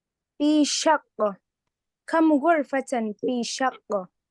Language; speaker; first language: Arabic; non-native, learner; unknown